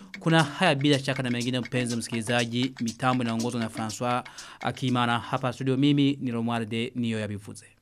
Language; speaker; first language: Swahili; non-native, local second language; Rundi